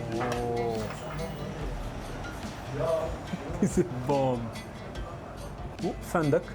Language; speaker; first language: Turkish; non-native, learner; Italian